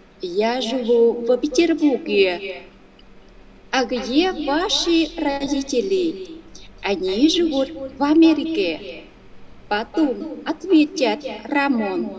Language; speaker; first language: Russian; non-native, learner; Vietnamese